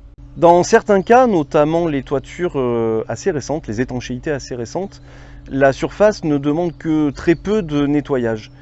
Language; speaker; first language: French; native; French